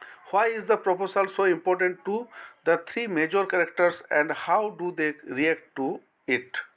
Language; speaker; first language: English; non-native, local second language; Bangla